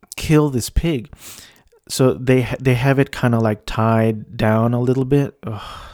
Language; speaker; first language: English; early bilingual, other home language; Filipino